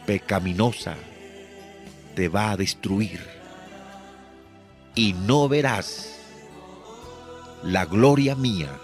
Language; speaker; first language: Spanish; native; Spanish